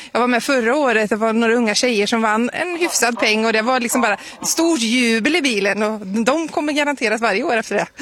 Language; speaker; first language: Swedish; native; Swedish